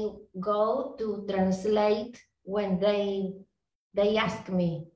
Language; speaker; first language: English; non-native, learner; Spanish